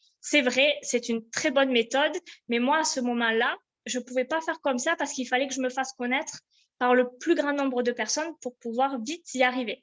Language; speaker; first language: French; native; French